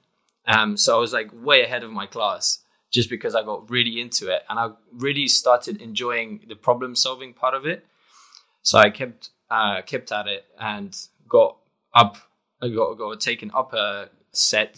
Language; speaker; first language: English; non-native, fluent; Polish